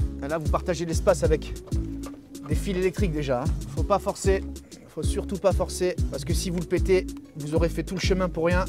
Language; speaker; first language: French; native; French